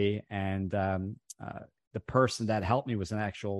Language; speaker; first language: English; early bilingual, other home language; Italian